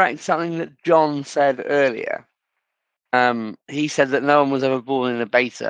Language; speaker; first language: English; native; English